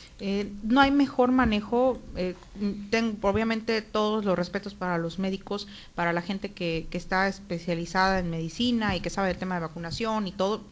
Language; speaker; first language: Spanish; native; Spanish